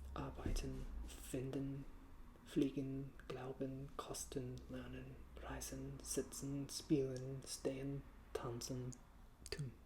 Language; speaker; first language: German; non-native, learner; English